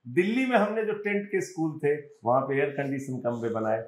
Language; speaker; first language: Hindi; native; Hindi